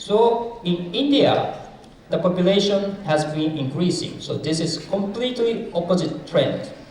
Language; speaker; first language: English; non-native, fluent; Japanese